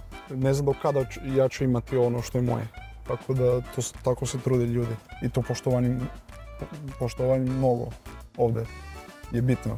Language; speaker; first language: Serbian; non-native, learner; Portuguese